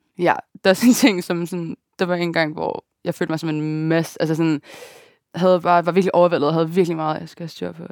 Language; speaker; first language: Danish; early bilingual, other home language; Japanese